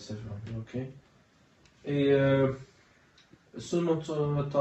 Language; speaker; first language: French; non-native, learner; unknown